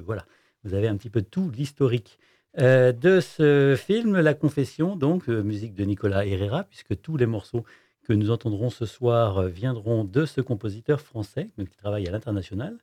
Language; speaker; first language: French; native; French